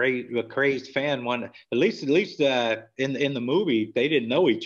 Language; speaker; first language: English; native; English